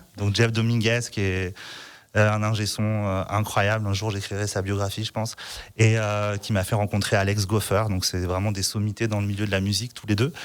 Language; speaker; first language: French; native; French